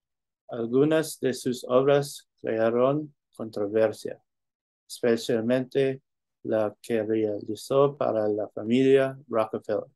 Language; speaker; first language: Spanish; non-native, learner; English